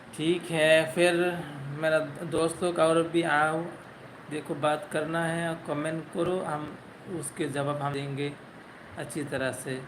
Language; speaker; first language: Hindi; non-native, learner; Bangla